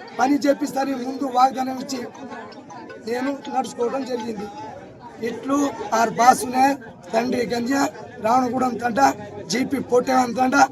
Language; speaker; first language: Telugu; non-native, local second language; Lambadi